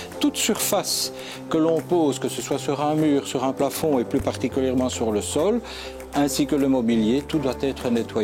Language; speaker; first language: French; native; French